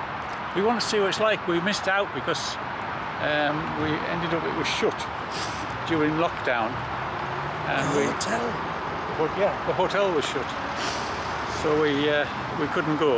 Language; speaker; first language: English; native; English